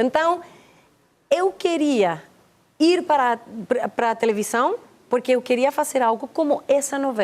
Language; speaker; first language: Portuguese; non-native, fluent; Spanish